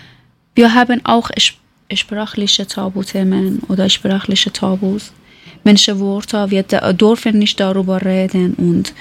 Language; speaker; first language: German; non-native, learner; Persian